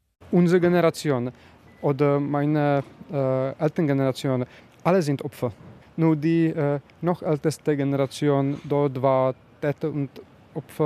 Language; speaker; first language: German; non-native, learner; Czech